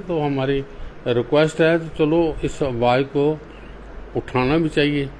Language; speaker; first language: Hindi; native; Hindi